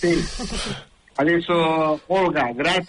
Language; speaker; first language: Italian; non-native, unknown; Catalan